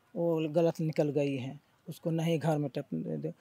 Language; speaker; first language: Hindi; native; Hindi